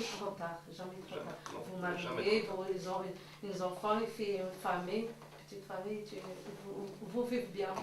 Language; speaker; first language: French; non-native, learner; Arabic